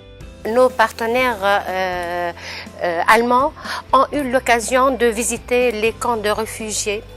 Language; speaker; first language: French; non-native, local second language; Arabic